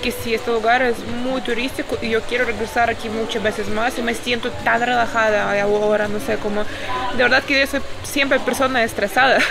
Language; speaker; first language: Spanish; non-native, learner; Ukrainian